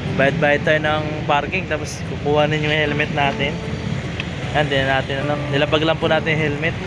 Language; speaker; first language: Filipino; native; Filipino